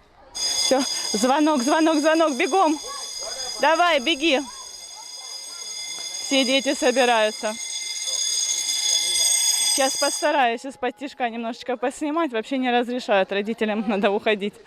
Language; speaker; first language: Russian; native; Russian